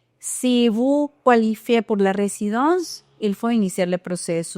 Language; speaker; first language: French; non-native, fluent; Spanish